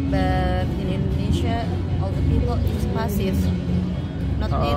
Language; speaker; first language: English; non-native, learner; Indonesian